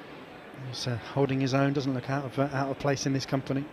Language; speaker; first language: English; native; English